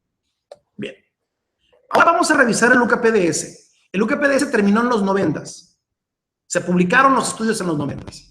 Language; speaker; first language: Spanish; native; Spanish